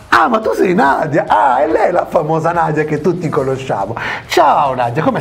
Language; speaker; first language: Italian; native; Italian